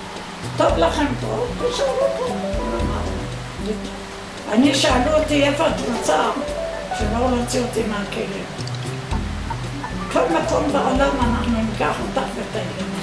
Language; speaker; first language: Hebrew; early bilingual, other home language; Spanish